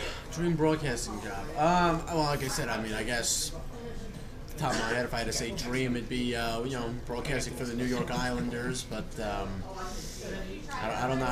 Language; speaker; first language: English; native; English